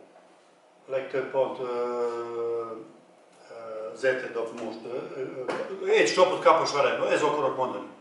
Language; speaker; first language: Hungarian; non-native, learner; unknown